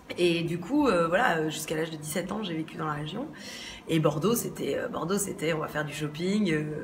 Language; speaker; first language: French; native; French